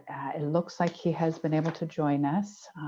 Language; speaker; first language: English; native; English